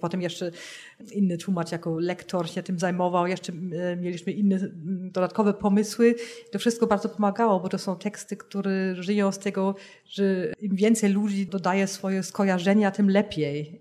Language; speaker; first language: Polish; non-native, fluent; German